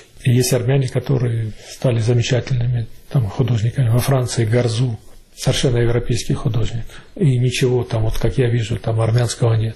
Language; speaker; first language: Russian; native; Russian